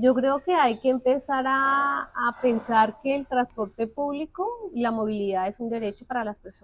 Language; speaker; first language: Spanish; native; Spanish